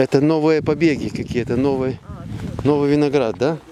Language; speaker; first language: Russian; native; Russian